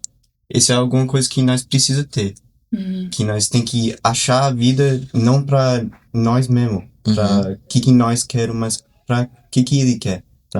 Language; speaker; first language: Portuguese; early bilingual, heritage; Portuguese